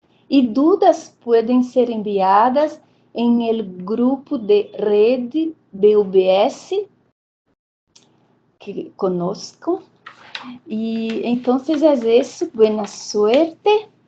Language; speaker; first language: Spanish; non-native, fluent; Portuguese